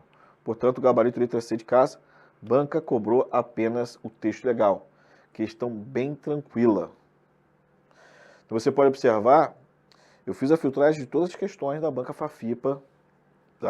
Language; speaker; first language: Portuguese; native; Portuguese